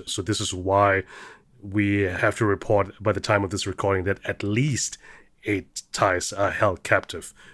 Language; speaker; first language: English; early bilingual, heritage; German